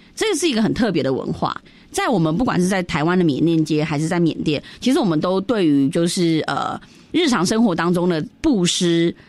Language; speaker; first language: Chinese; early bilingual, other home language; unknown